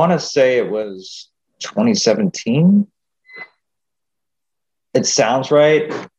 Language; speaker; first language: English; native; English